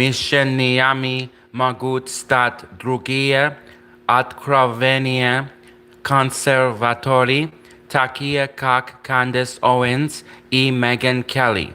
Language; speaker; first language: Russian; non-native, learner; English